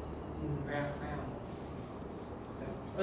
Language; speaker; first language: French; non-native, learner; Khmer